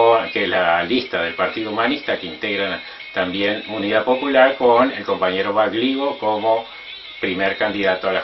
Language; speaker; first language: Spanish; native; Spanish